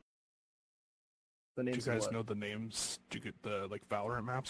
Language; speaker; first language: English; native; English